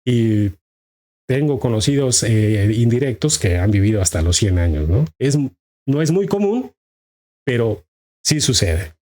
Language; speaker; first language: Spanish; native; Spanish